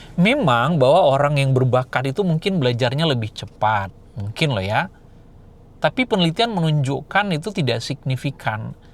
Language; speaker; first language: Indonesian; non-native, local second language; Minangkabau